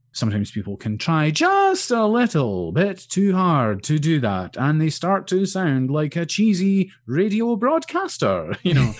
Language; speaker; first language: English; native; English